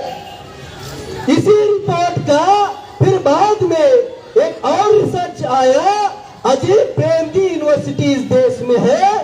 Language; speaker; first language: Hindi; non-native, local second language; Marathi